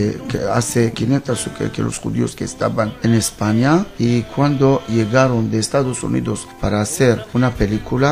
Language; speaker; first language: Spanish; non-native, learner; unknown